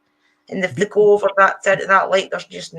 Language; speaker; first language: English; native; English